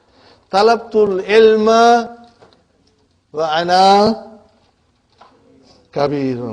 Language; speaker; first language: Arabic; non-native, fluent; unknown